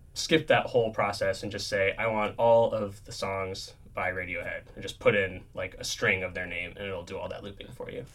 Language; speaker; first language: English; native; English